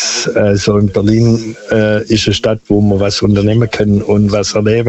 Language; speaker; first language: German; non-native, local second language; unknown